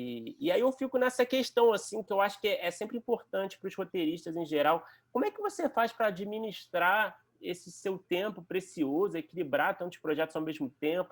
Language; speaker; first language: Portuguese; native; Portuguese